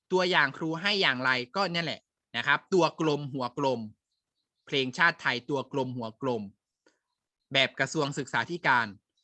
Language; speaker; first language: Thai; native; Thai